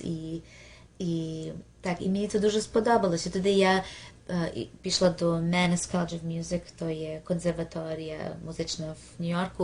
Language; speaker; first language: Ukrainian; early bilingual, heritage; Ukrainian